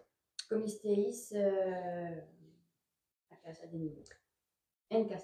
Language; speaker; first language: Spanish; non-native, learner; French